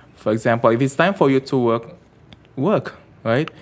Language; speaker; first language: English; early bilingual, other home language; Indonesian